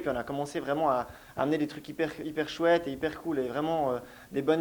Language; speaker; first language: French; native; French